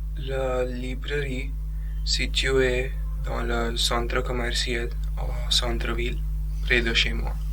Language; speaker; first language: French; non-native, learner; Gujarati